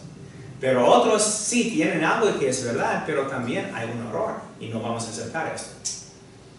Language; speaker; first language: Spanish; non-native, fluent; English